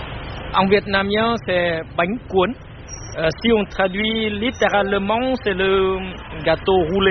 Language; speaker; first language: French; non-native, local second language; Vietnamese